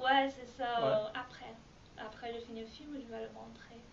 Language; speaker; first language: French; non-native, learner; Chinese